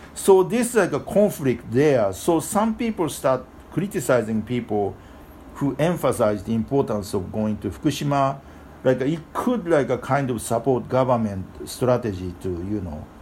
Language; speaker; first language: English; non-native, fluent; Japanese